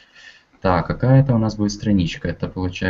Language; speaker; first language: Russian; native; Russian